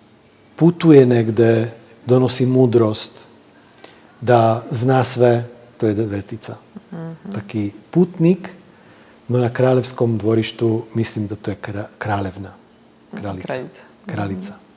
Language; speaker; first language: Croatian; non-native, fluent; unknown